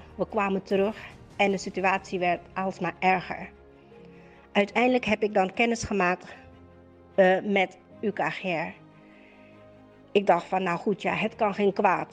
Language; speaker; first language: Dutch; native; Dutch